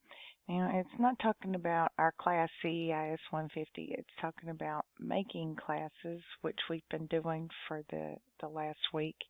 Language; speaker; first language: English; native; English